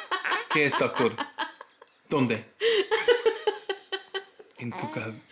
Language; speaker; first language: Spanish; non-native, learner; English